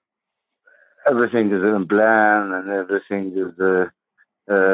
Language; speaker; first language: English; non-native, learner; Arabic